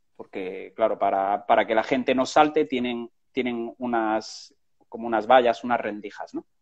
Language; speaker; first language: Spanish; native; Spanish